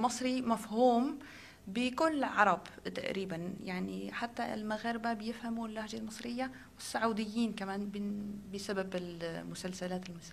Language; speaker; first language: Arabic; non-native, fluent; Dutch